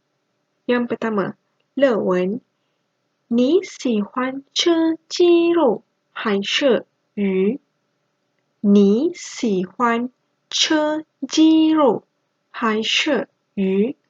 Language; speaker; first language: Chinese; non-native, local second language; Malay